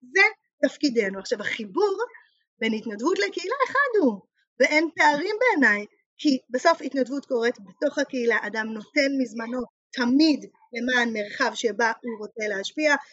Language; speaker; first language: Hebrew; native; Hebrew